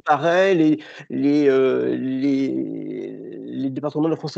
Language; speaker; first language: French; native; French